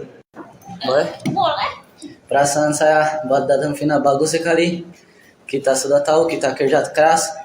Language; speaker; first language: Indonesian; non-native, learner; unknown